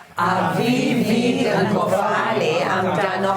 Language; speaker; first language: Welsh; non-native, learner; English